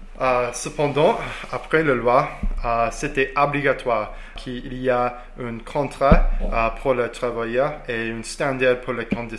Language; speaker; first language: French; non-native, learner; English